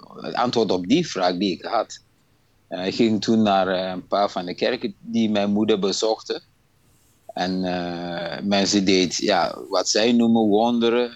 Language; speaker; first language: Dutch; non-native, fluent; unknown